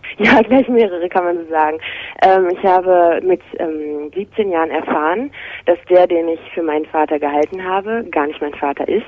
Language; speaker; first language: German; native; German